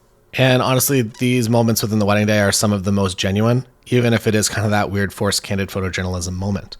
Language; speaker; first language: English; native; English